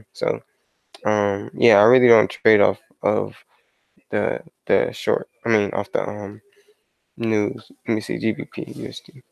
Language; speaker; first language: English; native; English